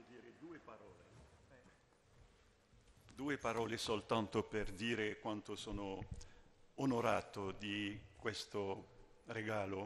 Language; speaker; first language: Italian; non-native, fluent; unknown